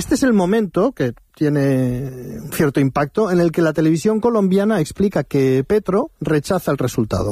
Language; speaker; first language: Spanish; native; Spanish